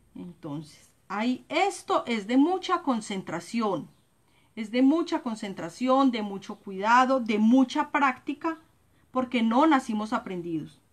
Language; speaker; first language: Spanish; native; Spanish